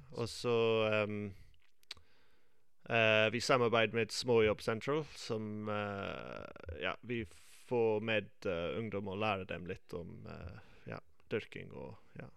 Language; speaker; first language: Norwegian; non-native, fluent; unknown